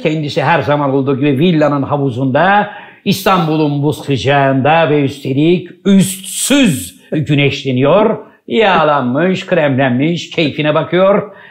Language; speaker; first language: Turkish; native; Turkish